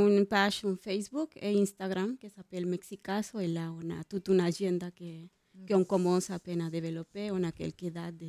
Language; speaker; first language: French; non-native, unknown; Spanish